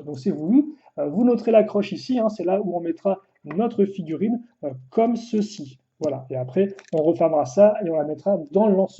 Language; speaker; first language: French; native; French